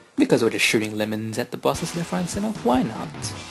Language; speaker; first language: English; native; English